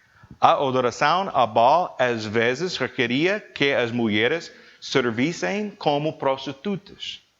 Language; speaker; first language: Portuguese; non-native, learner; English